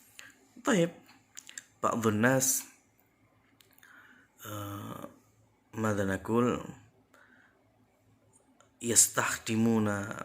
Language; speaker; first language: Arabic; non-native, fluent; Indonesian